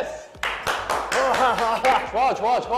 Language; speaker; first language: Korean; native; Korean